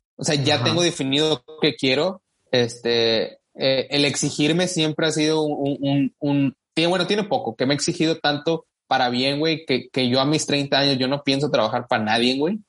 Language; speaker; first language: Spanish; native; Spanish